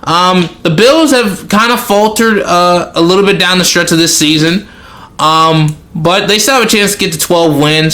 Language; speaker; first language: English; native; English